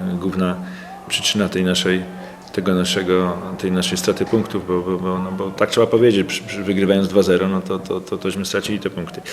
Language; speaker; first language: Polish; native; Polish